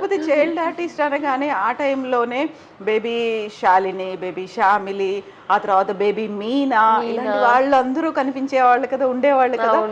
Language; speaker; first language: Telugu; native; Telugu